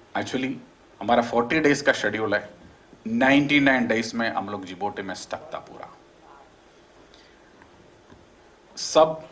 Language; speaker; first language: Hindi; non-native, local second language; Malayalam